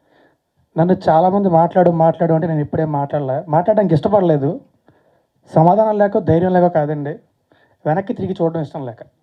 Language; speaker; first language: Telugu; native; Telugu